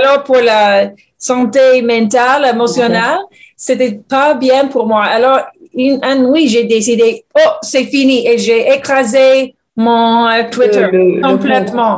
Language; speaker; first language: French; non-native, learner; English